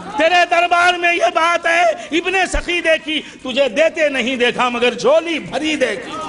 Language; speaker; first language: Urdu; native; Urdu